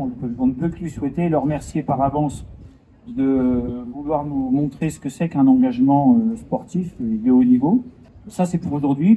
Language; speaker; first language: French; native; French